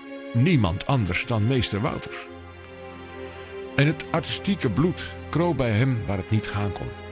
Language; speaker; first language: Dutch; native; Dutch